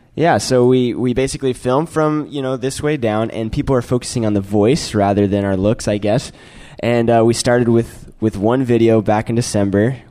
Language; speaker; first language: English; native; English